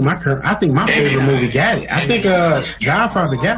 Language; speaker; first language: English; native; English